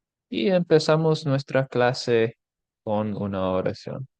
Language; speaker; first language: Spanish; non-native, fluent; English